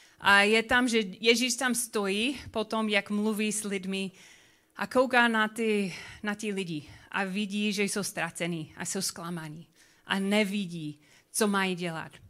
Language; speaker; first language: Czech; non-native, learner; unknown